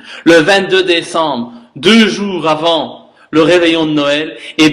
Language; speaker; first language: French; native; French